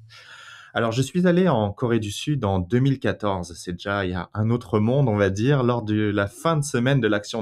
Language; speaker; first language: French; native; French